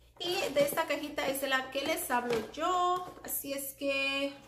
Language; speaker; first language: Spanish; native; Spanish